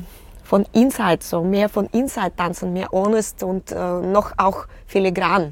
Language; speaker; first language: German; non-native, learner; Russian